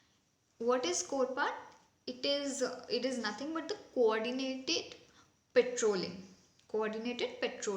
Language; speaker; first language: English; non-native, local second language; Hindi